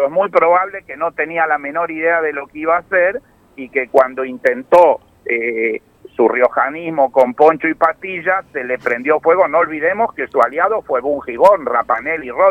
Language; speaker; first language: Spanish; native; Spanish